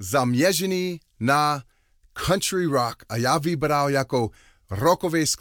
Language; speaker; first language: Czech; non-native, learner; English